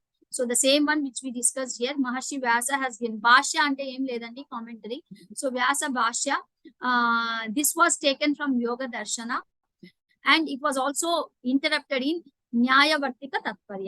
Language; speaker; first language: English; non-native, local second language; Telugu